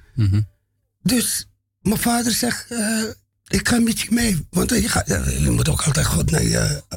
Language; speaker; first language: Dutch; non-native, fluent; Arabic